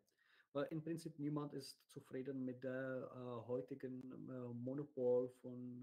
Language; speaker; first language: German; non-native, learner; Czech